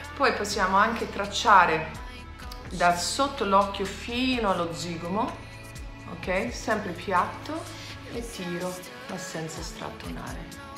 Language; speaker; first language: Italian; non-native, fluent; English